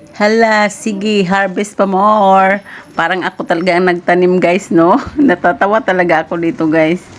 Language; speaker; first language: Filipino; non-native, local second language; Cebuano